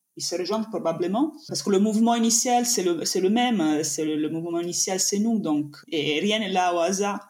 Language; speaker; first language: French; non-native, fluent; Italian